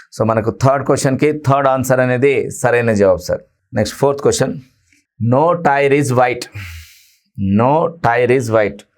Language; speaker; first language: English; non-native, local second language; Telugu